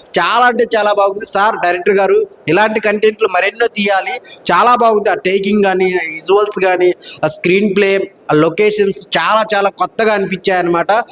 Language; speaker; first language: Telugu; native; Telugu